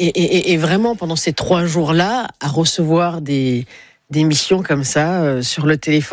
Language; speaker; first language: French; native; French